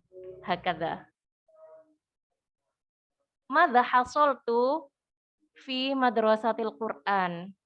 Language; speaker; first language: Arabic; non-native, fluent; Indonesian